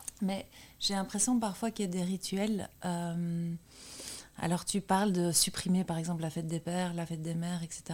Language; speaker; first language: French; native; French